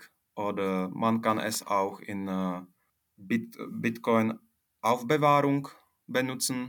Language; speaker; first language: German; non-native, fluent; Czech